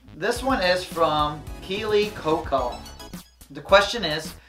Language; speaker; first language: English; native; English